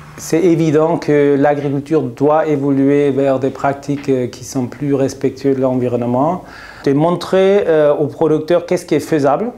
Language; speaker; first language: French; non-native, fluent; German